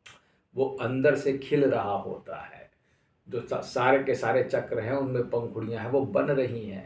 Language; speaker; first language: Hindi; native; Hindi